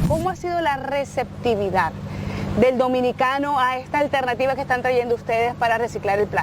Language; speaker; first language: Spanish; native; Spanish